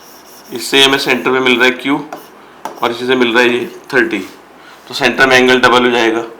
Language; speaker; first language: Hindi; native; Hindi